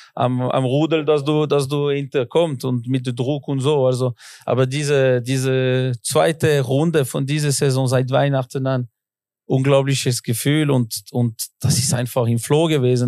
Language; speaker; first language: German; non-native, local second language; French